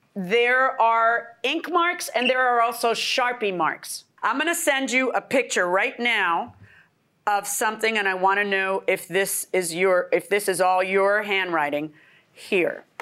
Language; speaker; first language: English; early bilingual, other home language; Spanish